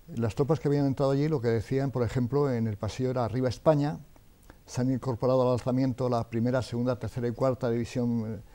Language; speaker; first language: Spanish; native; Spanish